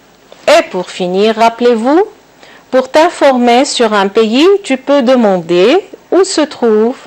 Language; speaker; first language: French; non-native, local second language; Arabic